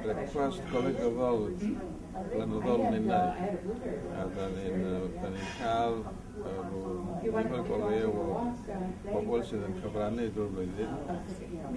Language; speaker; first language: Welsh; non-native, fluent; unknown